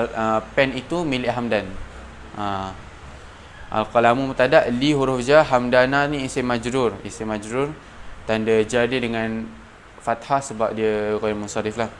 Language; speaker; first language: Malay; native; Malay